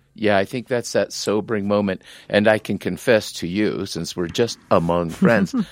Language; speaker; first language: English; early bilingual, other home language; Spanish